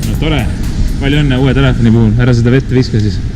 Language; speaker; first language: Estonian; native; Estonian